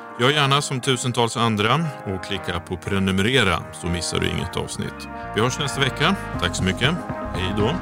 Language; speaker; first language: Swedish; native; Swedish